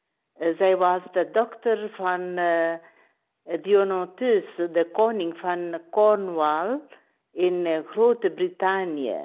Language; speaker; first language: Dutch; non-native, learner; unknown